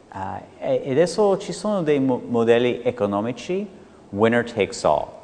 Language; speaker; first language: Italian; non-native, fluent; English